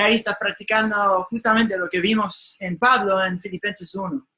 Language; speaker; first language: Spanish; non-native, fluent; English